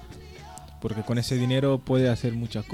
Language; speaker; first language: Spanish; non-native, learner; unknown